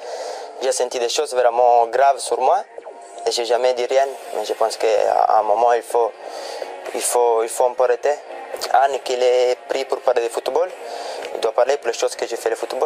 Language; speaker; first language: French; non-native, fluent; Italian